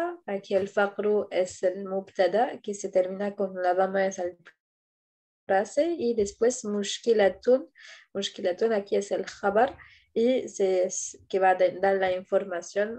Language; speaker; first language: Spanish; non-native, fluent; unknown